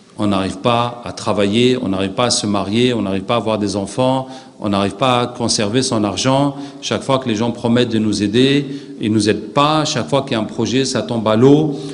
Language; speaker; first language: French; non-native, local second language; Arabic